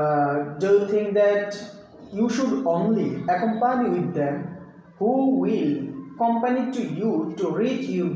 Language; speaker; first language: English; non-native, fluent; Bangla